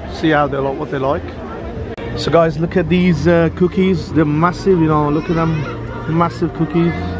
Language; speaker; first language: English; early bilingual, other home language; Hindi